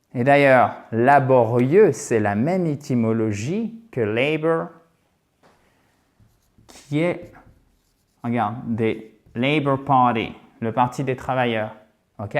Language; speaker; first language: French; native; French